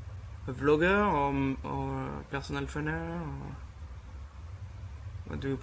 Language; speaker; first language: English; non-native, learner; French